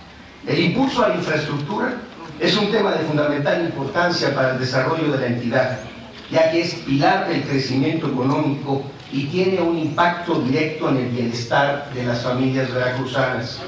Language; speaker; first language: Spanish; native; Spanish